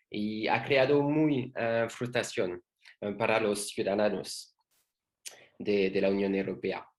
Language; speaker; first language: Spanish; non-native, learner; French